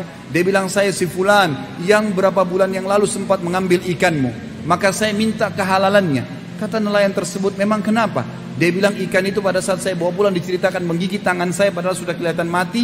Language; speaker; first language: Indonesian; native; Indonesian